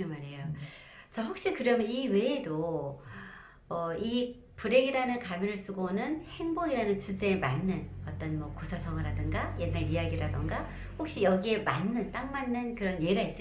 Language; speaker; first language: Korean; native; Korean